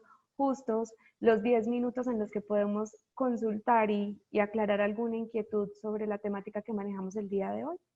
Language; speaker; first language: Spanish; native; Spanish